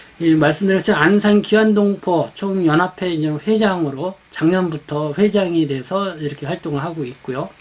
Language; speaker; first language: Korean; native; Korean